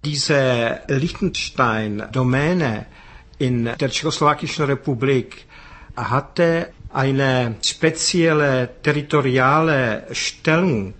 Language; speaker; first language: German; non-native, fluent; Czech